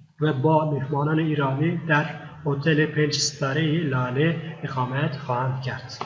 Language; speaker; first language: Persian; non-native, fluent; Turkish